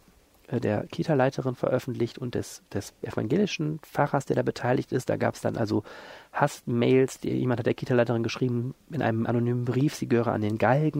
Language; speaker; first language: German; native; German